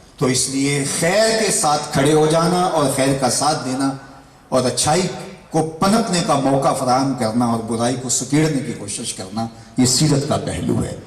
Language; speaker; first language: Urdu; non-native, local second language; Punjabi